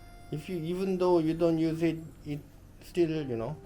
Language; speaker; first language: English; non-native, learner; Korean